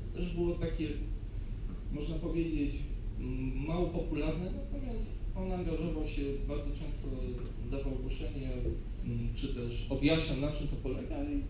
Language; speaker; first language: Polish; native; Polish